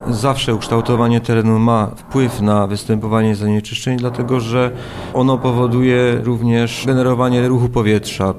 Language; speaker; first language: Polish; native; Polish